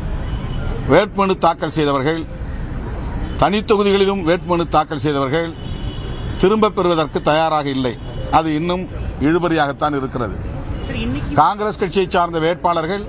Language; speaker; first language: Tamil; native; Tamil